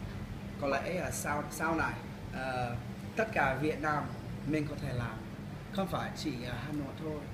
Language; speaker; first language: Vietnamese; non-native, learner; English